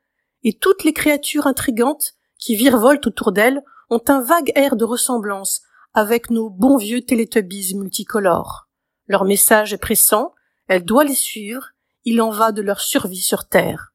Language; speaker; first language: French; native; French